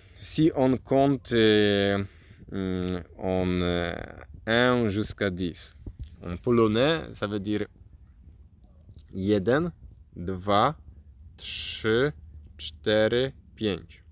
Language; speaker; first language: French; non-native, learner; Polish